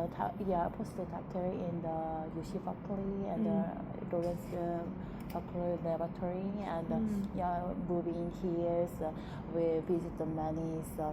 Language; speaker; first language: English; non-native, learner; Korean